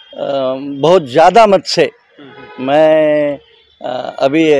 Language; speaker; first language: Hindi; non-native, local second language; Kannada